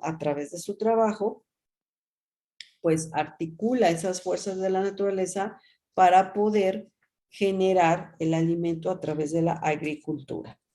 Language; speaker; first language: Spanish; native; Spanish